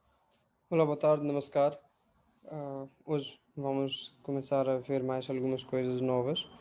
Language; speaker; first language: Portuguese; non-native, fluent; Hindi